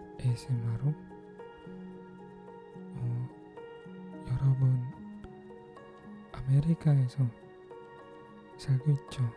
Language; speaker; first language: Korean; non-native, learner; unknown